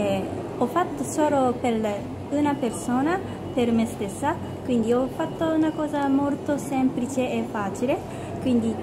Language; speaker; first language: Italian; non-native, learner; Japanese